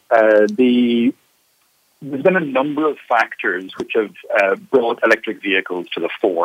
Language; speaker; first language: English; native; English